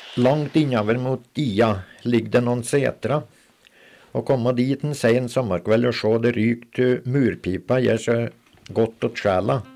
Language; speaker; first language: Norwegian; native; Norwegian